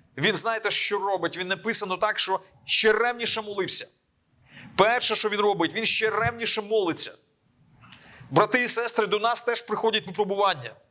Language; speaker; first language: Ukrainian; non-native, local second language; Russian